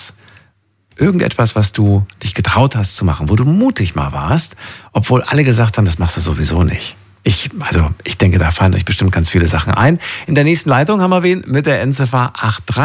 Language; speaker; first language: German; native; German